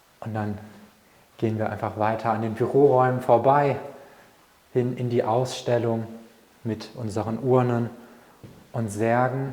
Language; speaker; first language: German; native; German